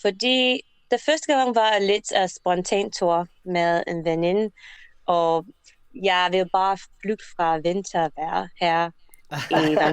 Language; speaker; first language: Danish; non-native, learner; English